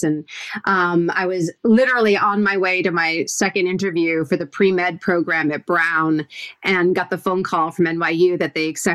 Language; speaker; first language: English; native; English